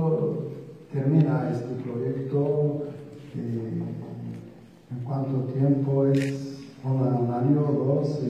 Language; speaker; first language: Spanish; non-native, learner; Arabic